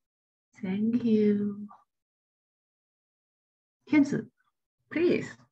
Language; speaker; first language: English; non-native, learner; Chinese